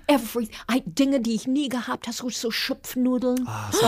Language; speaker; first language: German; non-native, fluent; English